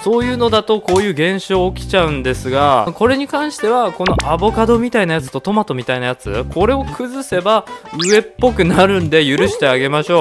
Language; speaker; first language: Japanese; native; Japanese